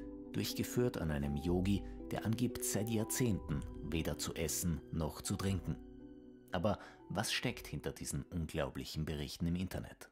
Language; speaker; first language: German; native; German